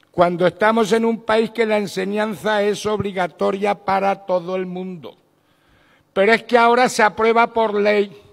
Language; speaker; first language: Spanish; native; Spanish